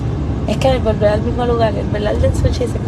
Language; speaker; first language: Spanish; native; Spanish